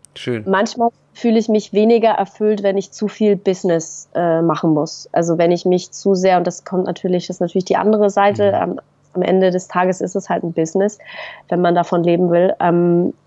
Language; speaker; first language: German; native; German